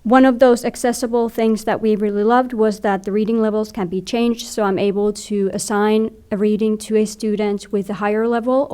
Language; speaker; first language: English; non-native, fluent; Finnish